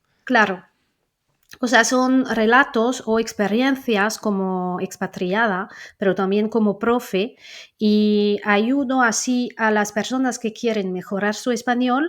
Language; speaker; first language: Spanish; non-native, fluent; French